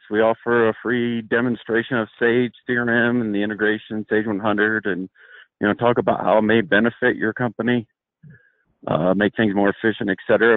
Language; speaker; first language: English; native; English